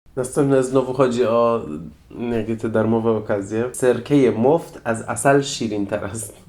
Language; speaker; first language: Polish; non-native, fluent; Persian